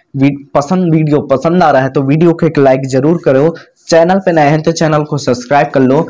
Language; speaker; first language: Hindi; native; Hindi